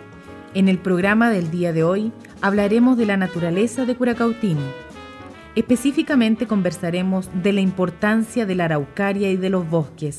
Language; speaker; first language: Spanish; native; Spanish